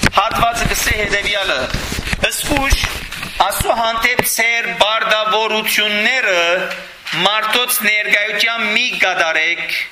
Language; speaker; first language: Armenian; early bilingual, heritage; Armenian